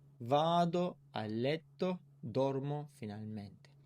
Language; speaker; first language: Italian; non-native, learner; Turkish